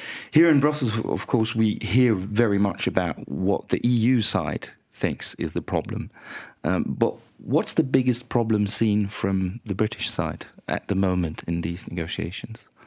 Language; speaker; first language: English; non-native, fluent; Danish